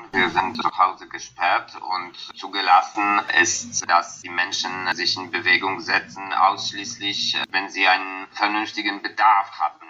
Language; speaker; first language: German; non-native, fluent; Polish